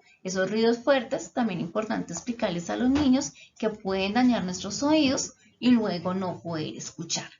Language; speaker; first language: Spanish; native; Spanish